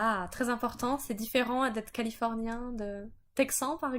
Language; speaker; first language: French; native; French